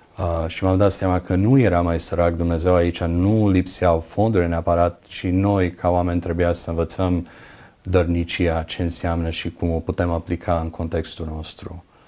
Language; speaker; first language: Romanian; early bilingual, other home language; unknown